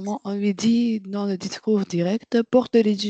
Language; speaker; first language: French; non-native, learner; Arabic